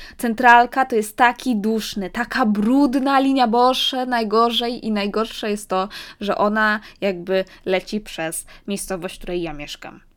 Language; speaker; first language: Polish; early bilingual, heritage; Polish